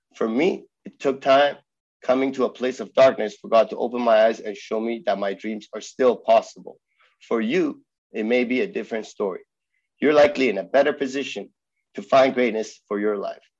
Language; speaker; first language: English; early bilingual, other home language; Persian